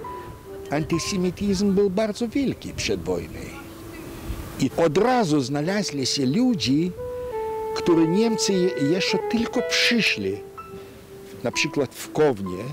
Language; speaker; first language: Polish; non-native, local second language; Yiddish